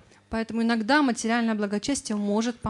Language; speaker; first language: Russian; native; Russian